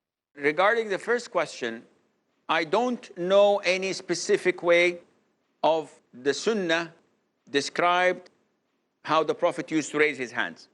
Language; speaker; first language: English; non-native, fluent; Arabic